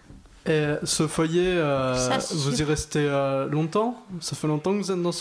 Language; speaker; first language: French; native; French